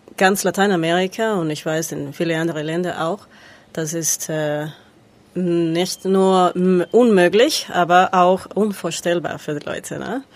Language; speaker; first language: German; non-native, learner; Spanish